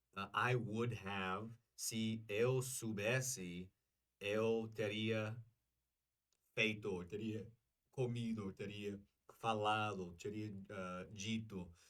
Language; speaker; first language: Portuguese; non-native, learner; English